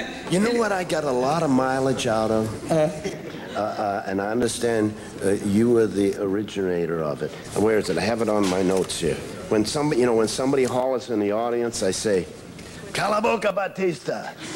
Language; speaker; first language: English; native; English